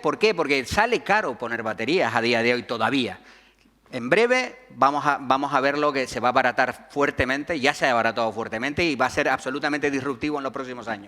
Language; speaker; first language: Spanish; native; Spanish